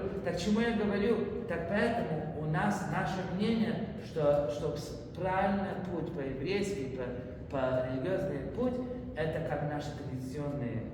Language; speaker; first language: Russian; early bilingual, heritage; Russian